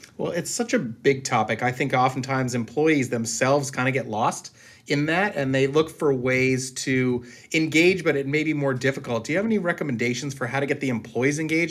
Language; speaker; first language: English; native; English